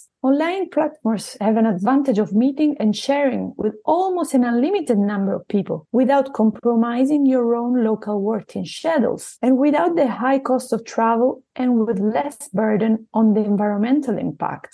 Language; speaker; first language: English; non-native, fluent; Italian